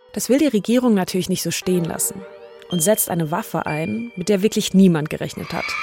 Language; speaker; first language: German; native; German